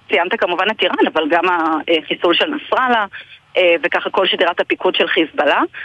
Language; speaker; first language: Hebrew; native; Hebrew